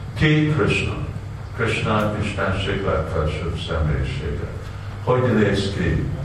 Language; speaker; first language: Hungarian; non-native, learner; Russian